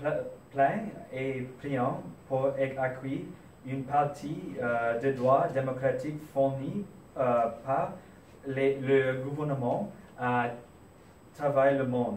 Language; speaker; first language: French; non-native, fluent; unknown